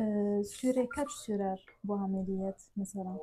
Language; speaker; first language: Turkish; non-native, fluent; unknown